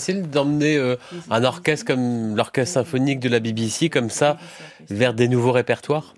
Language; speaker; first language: French; native; French